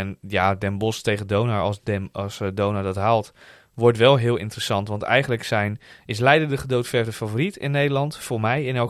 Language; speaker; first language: Dutch; native; Dutch